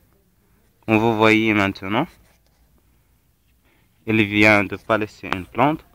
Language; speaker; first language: French; non-native, local second language; Arabic